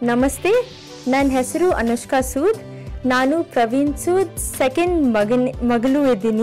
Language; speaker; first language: Kannada; early bilingual, heritage; Kannada